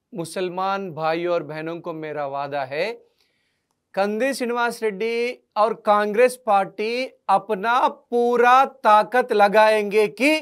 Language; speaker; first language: Hindi; non-native, local second language; Telugu